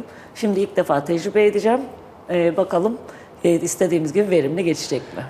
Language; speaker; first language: Turkish; native; Turkish